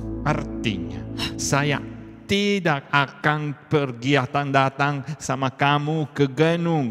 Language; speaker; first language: Indonesian; non-native, learner; Italian